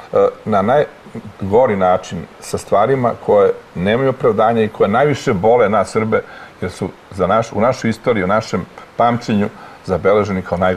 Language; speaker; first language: Croatian; native; Croatian